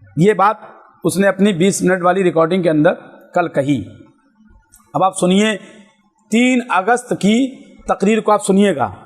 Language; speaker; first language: Urdu; native; Urdu